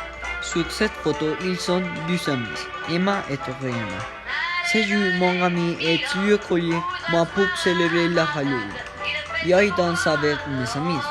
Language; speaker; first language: French; non-native, learner; Spanish